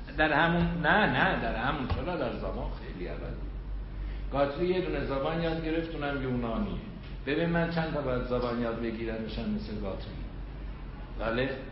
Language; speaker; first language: Persian; non-native, local second language; Azerbaijani